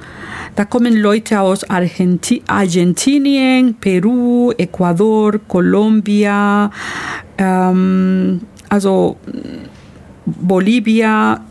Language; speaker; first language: German; non-native, learner; Spanish